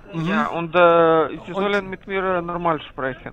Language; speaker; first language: German; non-native, fluent; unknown